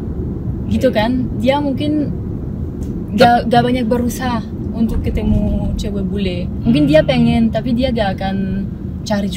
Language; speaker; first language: Indonesian; non-native, fluent; French